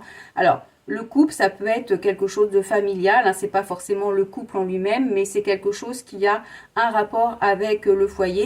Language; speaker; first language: French; native; French